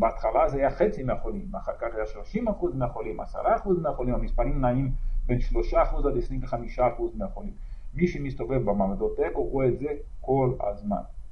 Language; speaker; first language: Hebrew; native; Hebrew